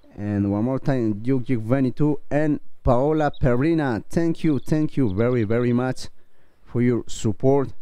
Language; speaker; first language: English; non-native, learner; Spanish